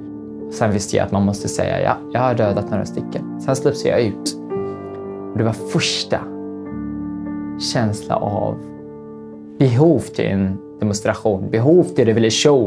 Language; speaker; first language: Swedish; non-native, fluent; Arabic